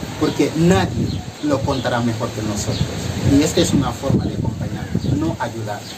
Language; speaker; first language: Spanish; non-native, fluent; Wolof